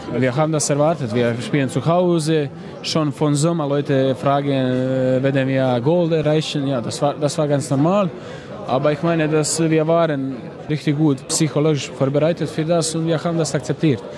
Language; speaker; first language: German; non-native, learner; Croatian